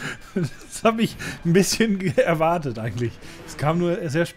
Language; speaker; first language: German; native; German